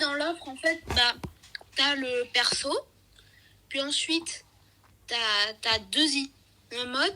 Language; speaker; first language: French; native; French